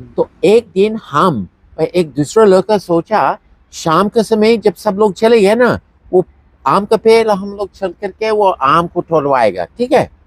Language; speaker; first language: Hindi; non-native, fluent; English